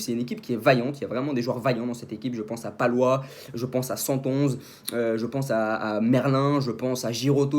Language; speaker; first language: French; native; French